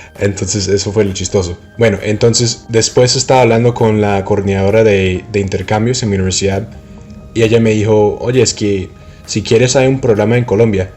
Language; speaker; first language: Spanish; non-native, fluent; English